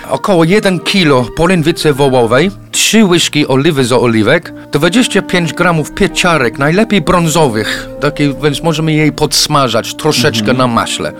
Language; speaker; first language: Polish; non-native, fluent; English